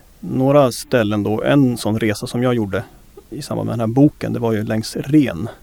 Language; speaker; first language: Swedish; native; Swedish